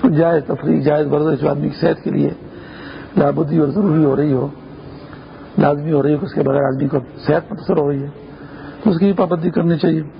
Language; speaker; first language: Urdu; non-native, local second language; Pashto